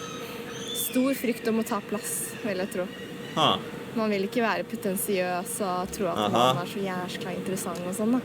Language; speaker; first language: Norwegian; native; Norwegian